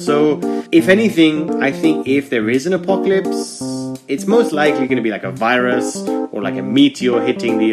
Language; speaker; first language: English; native; English